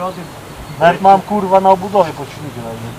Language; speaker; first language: Polish; native; Polish